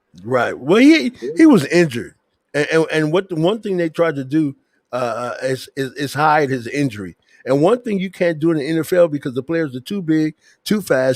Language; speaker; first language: English; native; English